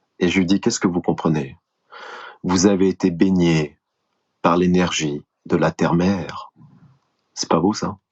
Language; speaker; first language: French; native; French